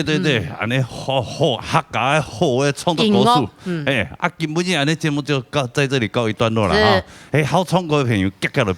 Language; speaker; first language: Chinese; native; Chinese